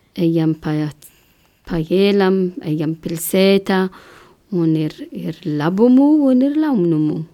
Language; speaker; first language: Latvian; non-native, learner; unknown